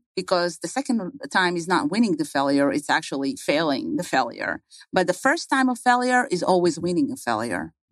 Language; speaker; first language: English; non-native, fluent; Hebrew